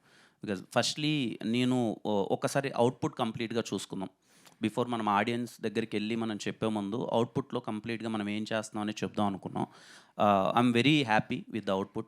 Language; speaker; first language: Telugu; native; Telugu